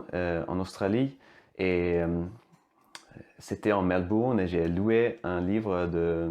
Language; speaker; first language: French; non-native, fluent; Swedish